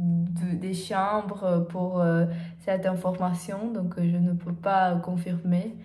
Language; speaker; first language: French; non-native, learner; Portuguese